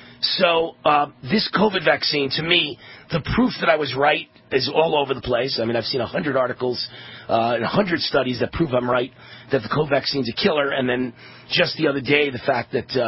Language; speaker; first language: English; native; English